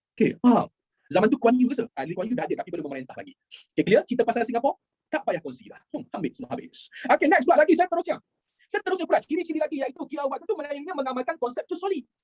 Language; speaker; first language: Malay; native; Malay